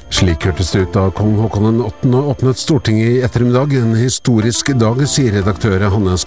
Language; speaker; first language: Norwegian; native; Norwegian